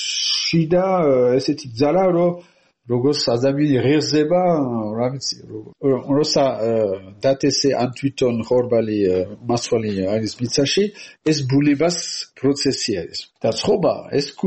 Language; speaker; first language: Georgian; non-native, learner; French